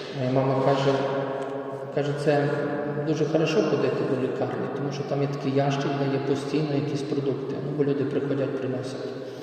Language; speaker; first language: Ukrainian; non-native, fluent; Polish